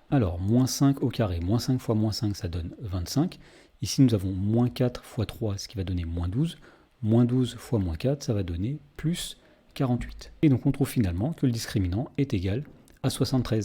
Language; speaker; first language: French; native; French